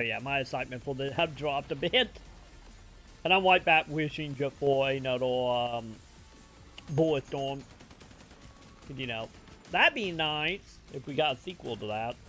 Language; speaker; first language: English; native; English